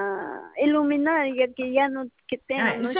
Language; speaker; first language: Spanish; non-native, local second language; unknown